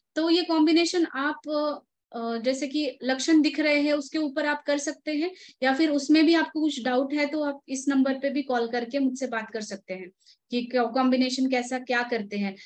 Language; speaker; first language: Hindi; non-native, local second language; Marathi